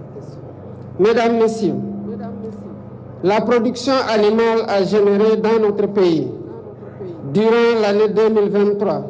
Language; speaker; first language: French; non-native, local second language; Wolof